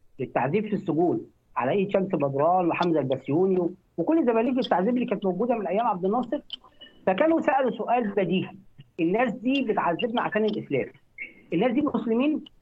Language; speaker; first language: Arabic; native; Arabic